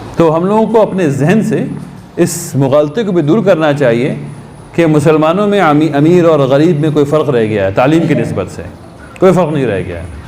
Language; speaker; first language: Urdu; native; Urdu